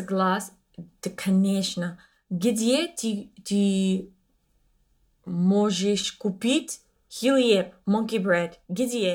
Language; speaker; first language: Russian; non-native, learner; English